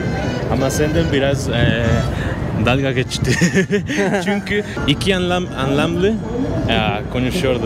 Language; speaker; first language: Turkish; non-native, fluent; Spanish